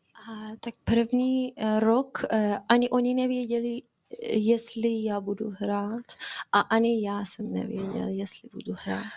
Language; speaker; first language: Czech; non-native, fluent; Persian